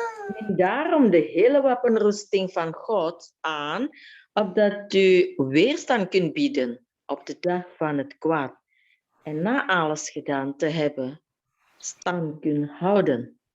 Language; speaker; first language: Dutch; non-native, fluent; Indonesian